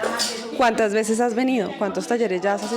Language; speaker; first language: Spanish; native; Spanish